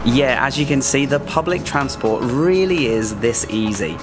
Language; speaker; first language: English; native; English